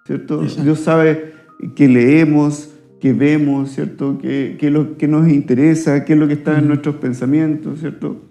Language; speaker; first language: Spanish; native; Spanish